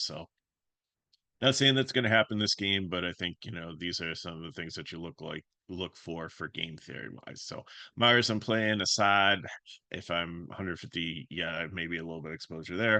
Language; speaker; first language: English; native; English